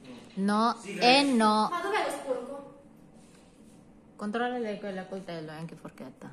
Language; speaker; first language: Italian; non-native, learner; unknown